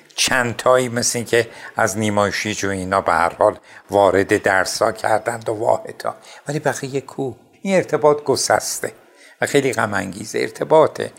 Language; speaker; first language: Persian; non-native, local second language; Azerbaijani